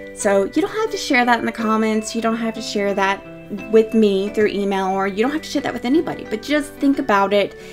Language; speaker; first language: English; native; English